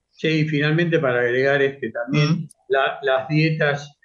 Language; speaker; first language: Spanish; native; Spanish